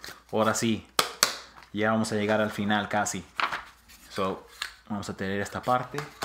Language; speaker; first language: Spanish; early bilingual, heritage; Spanish